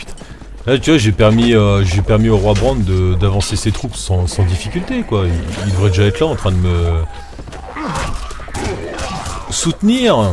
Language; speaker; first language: French; native; French